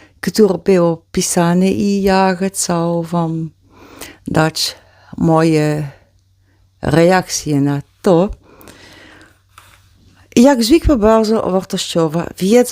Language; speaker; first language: Polish; non-native, learner; Dutch